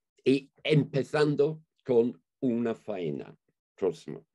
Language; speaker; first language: Spanish; non-native, fluent; English